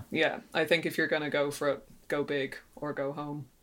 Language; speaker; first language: English; native; English